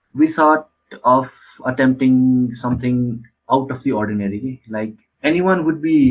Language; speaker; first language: English; non-native, local second language; Nepali